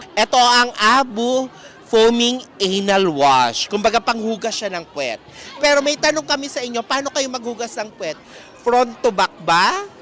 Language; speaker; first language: Filipino; native; Filipino